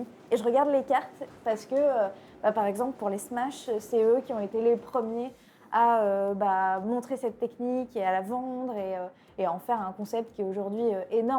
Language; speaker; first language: French; native; French